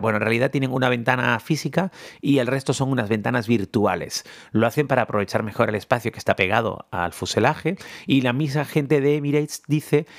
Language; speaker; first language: Spanish; native; Spanish